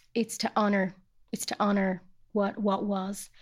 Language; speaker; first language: English; native; English